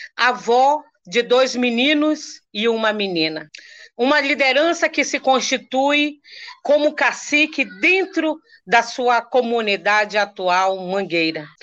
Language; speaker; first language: Portuguese; non-native, local second language; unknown